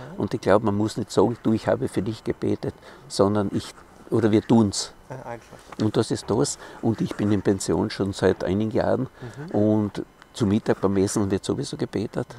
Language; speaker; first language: German; native; German